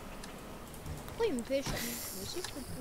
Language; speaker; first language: French; native; French